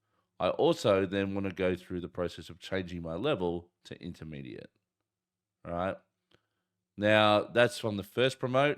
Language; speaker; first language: English; native; English